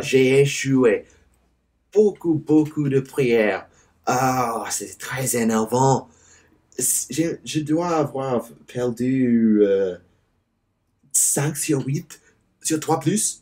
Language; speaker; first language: French; non-native, learner; English